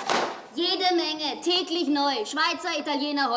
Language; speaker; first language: German; native; German